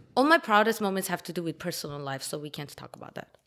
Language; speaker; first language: English; early bilingual, other home language; Armenian